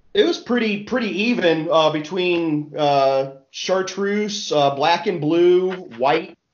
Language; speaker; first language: English; native; English